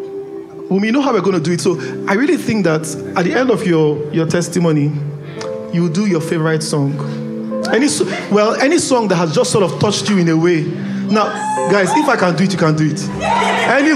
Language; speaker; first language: English; non-native, local second language; Igbo